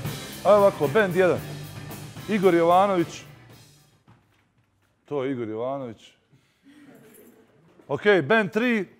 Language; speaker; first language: Bosnian; native; Bosnian